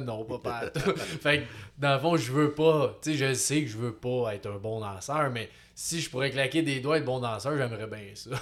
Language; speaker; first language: French; native; French